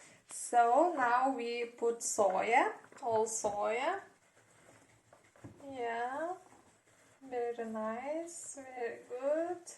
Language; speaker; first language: English; non-native, learner; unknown